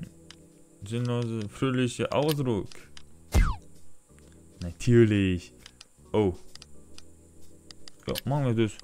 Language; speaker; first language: German; non-native, learner; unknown